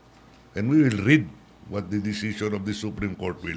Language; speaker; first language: English; non-native, local second language; Chavacano